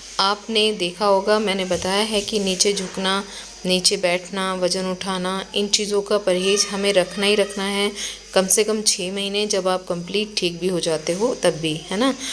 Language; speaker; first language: Hindi; native; Hindi